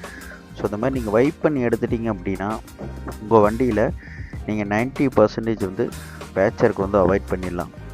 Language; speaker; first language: Tamil; native; Tamil